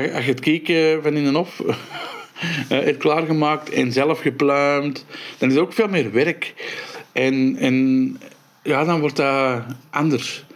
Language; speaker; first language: Dutch; native; Dutch